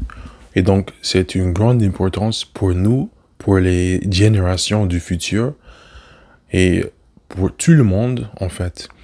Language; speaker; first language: French; non-native, learner; English